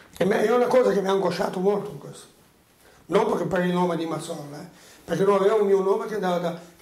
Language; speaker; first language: Italian; non-native, fluent; Portuguese